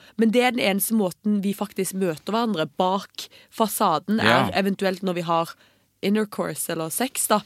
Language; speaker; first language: Norwegian; early bilingual, heritage; Norwegian